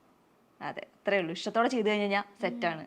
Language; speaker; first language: Malayalam; native; Malayalam